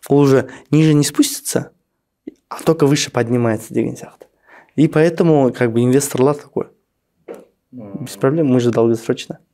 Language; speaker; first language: Russian; non-native, local second language; Kazakh